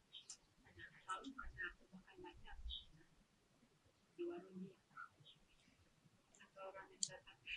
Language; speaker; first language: Indonesian; non-native, learner; Russian